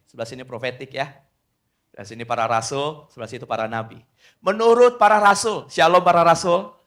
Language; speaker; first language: Indonesian; native; Indonesian